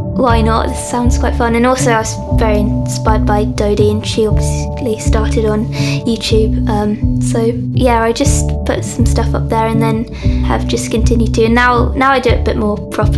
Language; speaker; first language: English; native; English